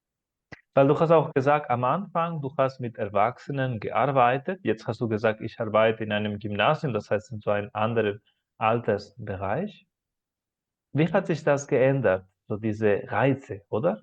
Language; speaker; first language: German; non-native, fluent; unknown